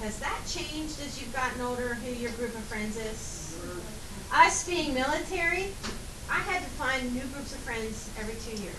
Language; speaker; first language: English; native; English